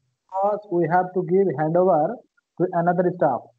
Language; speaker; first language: English; non-native, learner; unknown